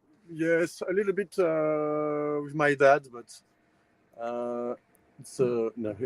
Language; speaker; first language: English; non-native, learner; French